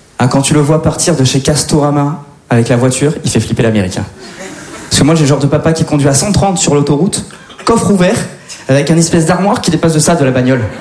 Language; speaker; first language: French; native; French